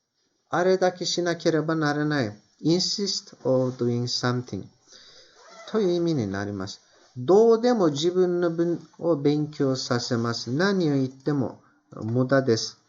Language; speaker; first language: Japanese; non-native, fluent; Turkish